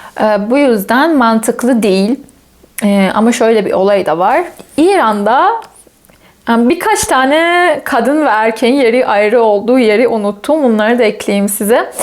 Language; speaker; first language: Turkish; non-native, fluent; Persian